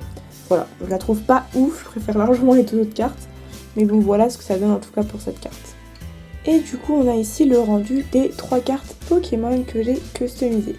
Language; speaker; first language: French; native; French